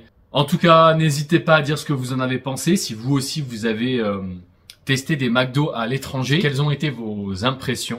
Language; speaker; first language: French; native; French